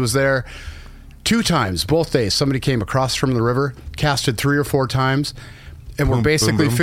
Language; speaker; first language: English; native; English